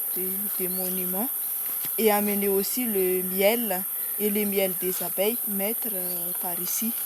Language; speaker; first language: French; non-native, local second language; Malagasy